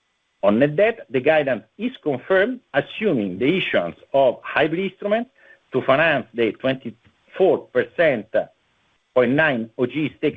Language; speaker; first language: English; non-native, fluent; Italian